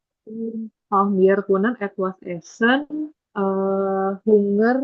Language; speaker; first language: German; non-native, learner; Indonesian